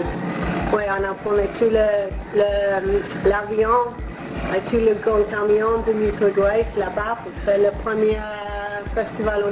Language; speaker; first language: French; non-native, learner; English